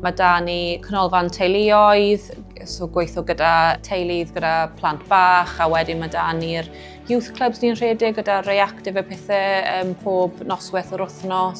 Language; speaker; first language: Welsh; native; Welsh